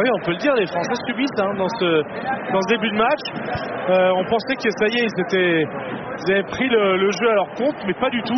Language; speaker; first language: French; native; French